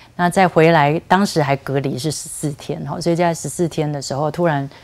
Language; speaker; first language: Chinese; native; Chinese